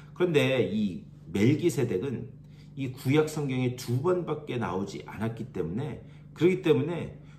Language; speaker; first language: Korean; native; Korean